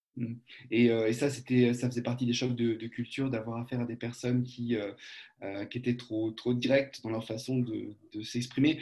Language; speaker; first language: French; native; French